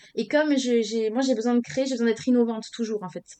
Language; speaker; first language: French; native; French